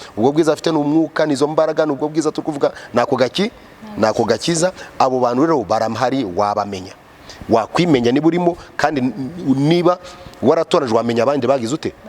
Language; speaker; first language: Kinyarwanda; native; Kinyarwanda